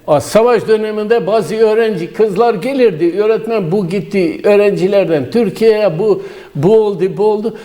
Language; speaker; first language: Turkish; native; Turkish